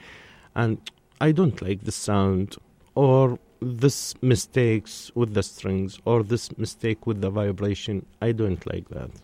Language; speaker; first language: English; non-native, learner; Arabic